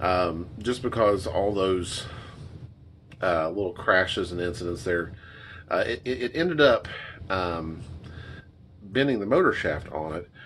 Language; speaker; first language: English; native; English